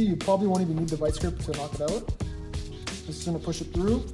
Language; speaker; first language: English; native; English